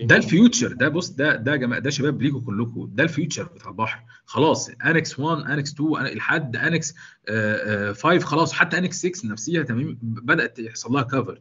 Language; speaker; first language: Arabic; native; Arabic